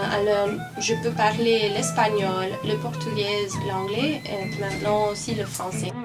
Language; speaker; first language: French; non-native, learner; Spanish